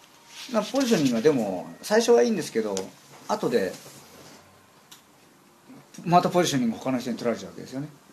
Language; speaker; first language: Japanese; native; Japanese